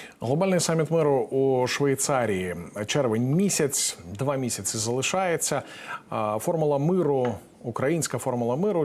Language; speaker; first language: Ukrainian; native; Ukrainian